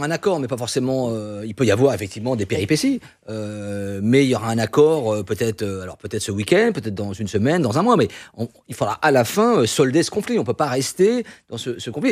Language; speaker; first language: French; native; French